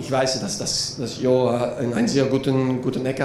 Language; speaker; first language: German; non-native, learner; Dutch